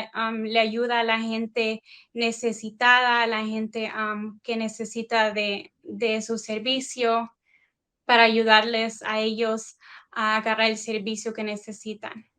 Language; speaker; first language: Spanish; early bilingual, heritage; Spanish